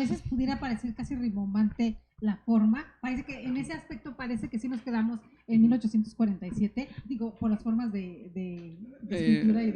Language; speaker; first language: Spanish; native; Spanish